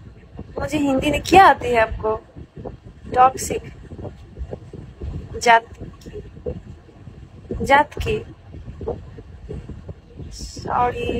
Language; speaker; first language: Hindi; non-native, learner; Bangla